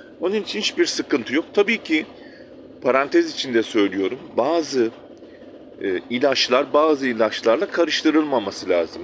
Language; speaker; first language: Turkish; native; Turkish